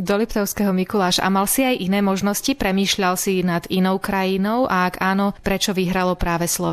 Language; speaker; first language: Slovak; native; Slovak